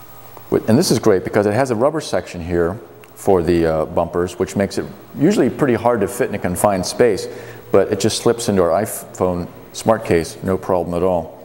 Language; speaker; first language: English; native; English